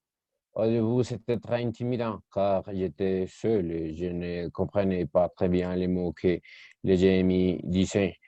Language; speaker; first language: French; non-native, learner; Spanish